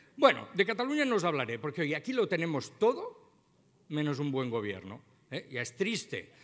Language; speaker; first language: Spanish; non-native, local second language; Catalan